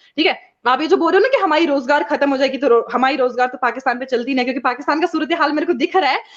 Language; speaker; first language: Hindi; non-native, local second language; Kashmiri